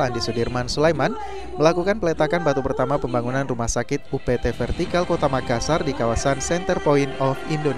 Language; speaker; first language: Indonesian; native; Indonesian